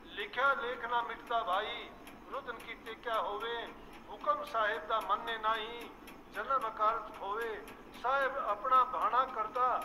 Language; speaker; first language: Hindi; native; Hindi